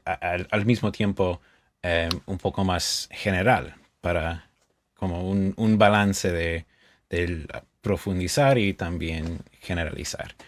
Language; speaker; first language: Spanish; non-native, fluent; English